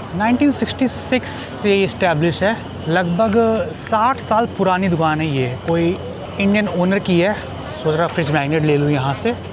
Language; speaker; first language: Hindi; native; Hindi